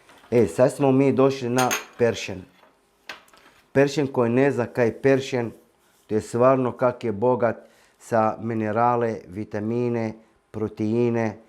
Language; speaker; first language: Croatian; non-native, fluent; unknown